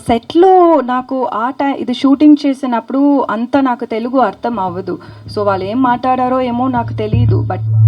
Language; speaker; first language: Telugu; non-native, local second language; Tamil